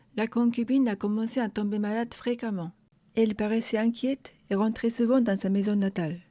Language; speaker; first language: French; non-native, fluent; Japanese